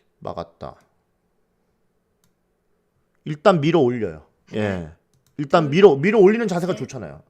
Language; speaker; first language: Korean; native; Korean